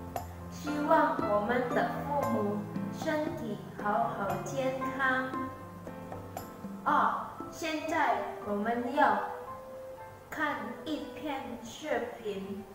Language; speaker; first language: Chinese; non-native, learner; Indonesian